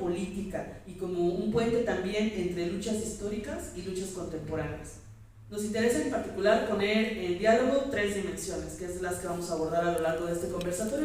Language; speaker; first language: Spanish; native; Spanish